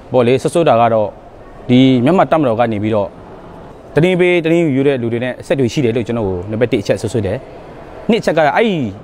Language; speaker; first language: Burmese; non-native, local second language; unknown